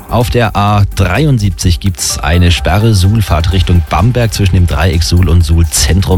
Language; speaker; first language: German; native; German